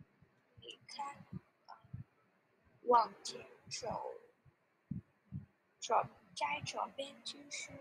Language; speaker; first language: Chinese; non-native, learner; Vietnamese